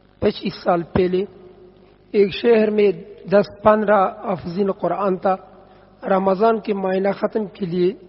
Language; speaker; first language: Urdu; non-native, learner; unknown